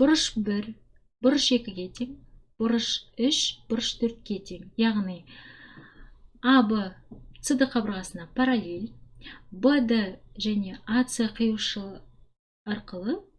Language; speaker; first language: Kazakh; native; Kazakh